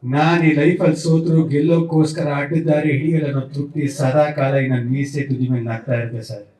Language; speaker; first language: Kannada; native; Kannada